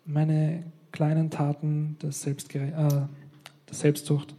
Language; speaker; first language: German; native; German